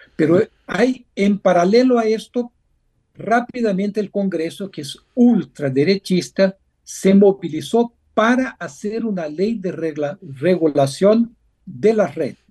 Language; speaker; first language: Spanish; non-native, fluent; Portuguese